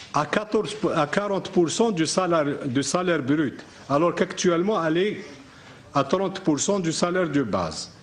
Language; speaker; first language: French; non-native, local second language; Arabic